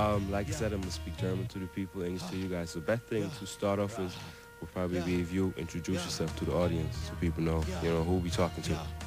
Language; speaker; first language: English; non-native, fluent; German